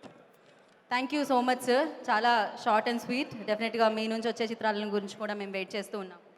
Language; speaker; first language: Telugu; native; Telugu